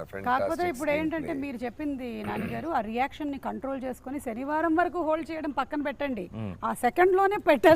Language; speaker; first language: Telugu; native; Telugu